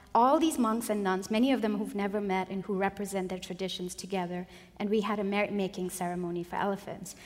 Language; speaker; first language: English; non-native, local second language; Nepali